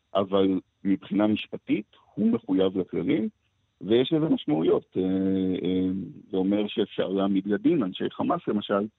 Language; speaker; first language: Hebrew; non-native, fluent; Russian